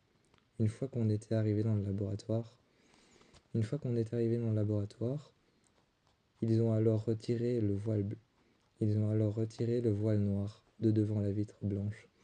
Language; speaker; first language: French; native; French